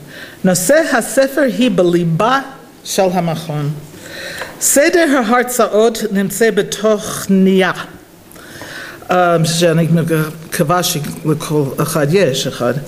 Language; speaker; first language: Hebrew; non-native, fluent; English